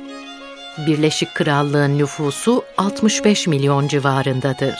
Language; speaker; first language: Turkish; native; Turkish